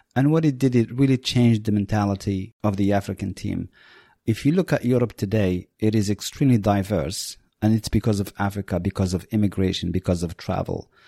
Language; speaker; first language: English; non-native, fluent; Berber languages